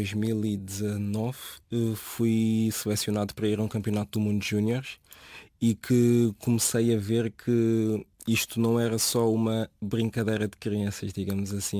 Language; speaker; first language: Portuguese; native; Portuguese